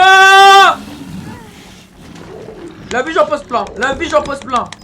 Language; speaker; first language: French; native; French